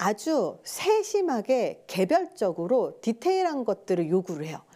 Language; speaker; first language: Korean; native; Korean